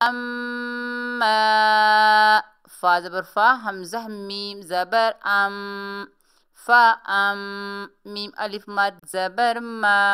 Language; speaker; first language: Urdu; native; Urdu